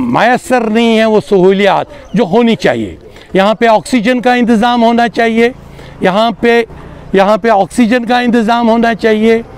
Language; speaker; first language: Hindi; non-native, local second language; Kashmiri